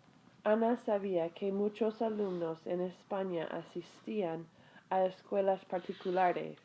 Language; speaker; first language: Spanish; non-native, fluent; English